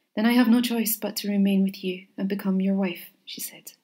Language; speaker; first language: English; native; English